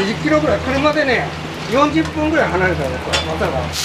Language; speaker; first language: Japanese; native; Japanese